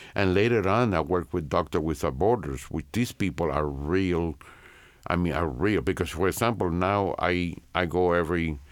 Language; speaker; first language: English; non-native, fluent; Spanish